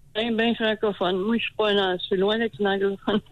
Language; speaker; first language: French; native; French